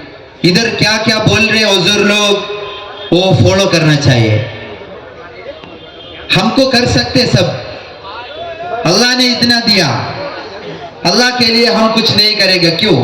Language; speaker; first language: Hindi; non-native, local second language; Malayalam